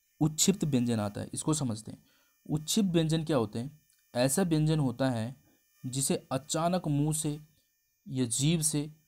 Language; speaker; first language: Hindi; native; Hindi